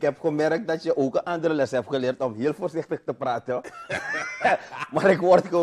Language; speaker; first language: Dutch; native; Dutch